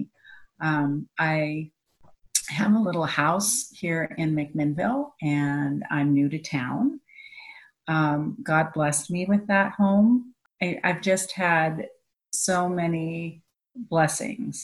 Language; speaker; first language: English; native; English